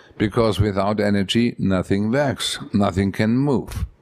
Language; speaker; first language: English; non-native, fluent; German